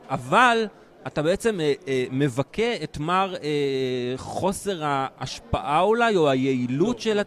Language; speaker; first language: Hebrew; native; Hebrew